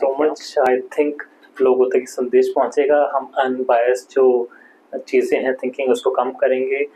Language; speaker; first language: Hindi; native; Hindi